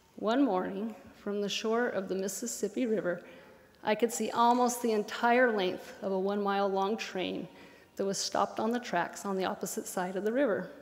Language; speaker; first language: English; native; English